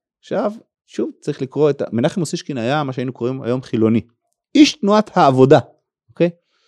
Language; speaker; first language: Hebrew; native; Hebrew